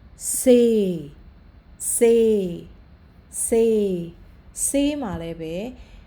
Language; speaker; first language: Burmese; native; Burmese